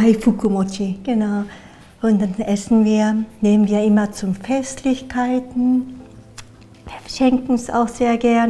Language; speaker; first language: German; non-native, fluent; Japanese